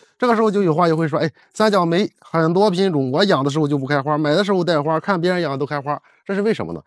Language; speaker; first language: Chinese; native; Chinese